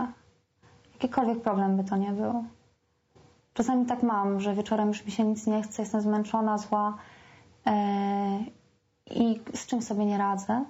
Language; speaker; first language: Polish; native; Polish